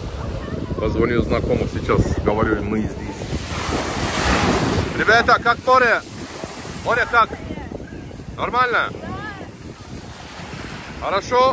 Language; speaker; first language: Russian; non-native, learner; Turkish